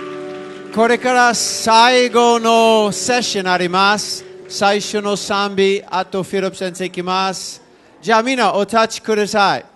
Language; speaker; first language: Japanese; non-native, learner; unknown